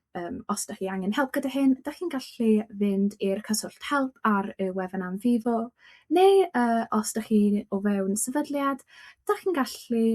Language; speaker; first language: Welsh; non-native, local second language; English